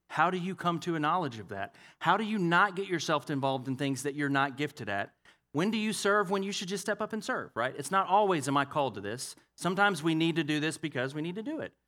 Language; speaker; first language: English; native; English